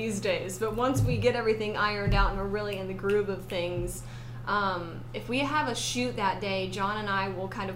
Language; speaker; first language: English; native; English